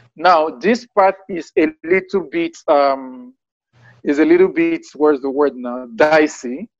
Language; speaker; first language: English; non-native, local second language; Yoruba